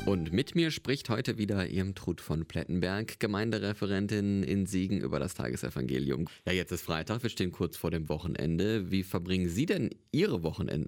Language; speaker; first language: German; native; German